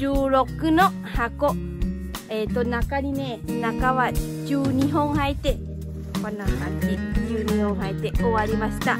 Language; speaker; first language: Japanese; non-native, learner; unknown